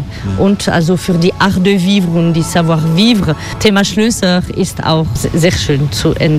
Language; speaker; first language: German; non-native, learner; French